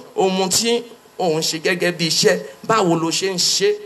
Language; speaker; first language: English; non-native, local second language; Yoruba